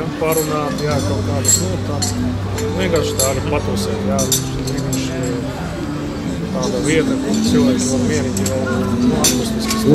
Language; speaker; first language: Latvian; native; Latvian